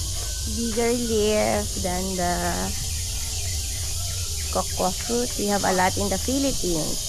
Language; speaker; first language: English; non-native, local second language; Filipino